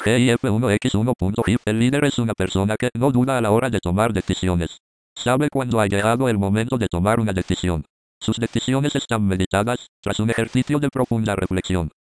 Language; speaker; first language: Spanish; native; Spanish